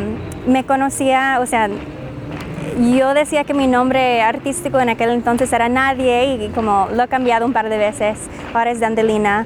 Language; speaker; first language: Spanish; non-native, fluent; English